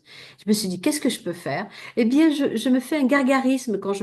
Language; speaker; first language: French; native; French